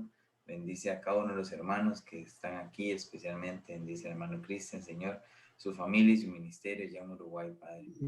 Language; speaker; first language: Spanish; native; Spanish